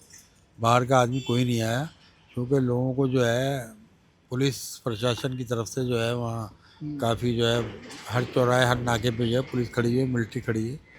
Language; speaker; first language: Hindi; native; Hindi